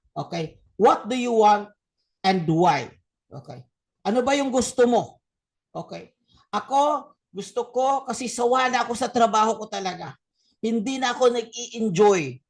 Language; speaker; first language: Filipino; non-native, local second language; Cebuano